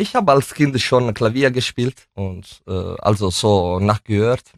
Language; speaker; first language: German; non-native, fluent; Italian